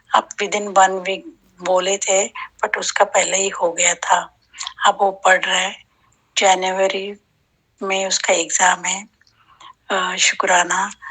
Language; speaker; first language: Hindi; non-native, local second language; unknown